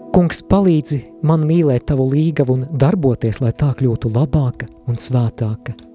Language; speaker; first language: Latvian; native; Latvian